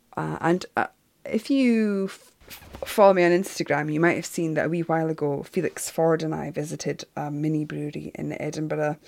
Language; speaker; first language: English; native; English